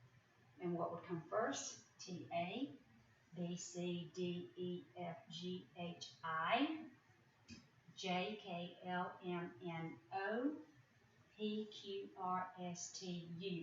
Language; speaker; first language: English; native; English